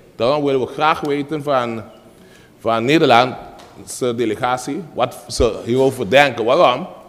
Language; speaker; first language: Dutch; non-native, local second language; Papiamento